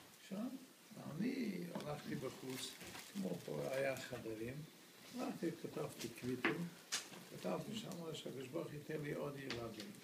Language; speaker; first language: Hebrew; non-native, fluent; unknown